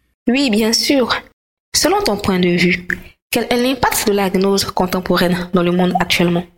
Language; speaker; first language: French; non-native, fluent; Spanish